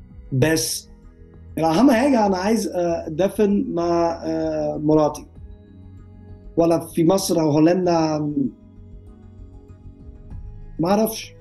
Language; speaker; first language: Arabic; non-native, learner; Dutch